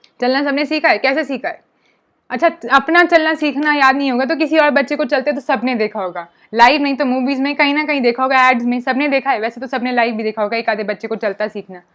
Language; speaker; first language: Hindi; non-native, local second language; Punjabi